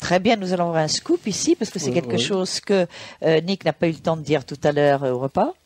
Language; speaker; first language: French; native; French